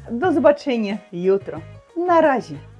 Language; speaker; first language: Polish; non-native, learner; Russian